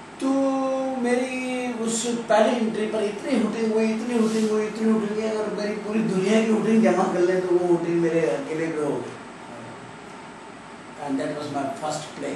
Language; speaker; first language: Urdu; native; Urdu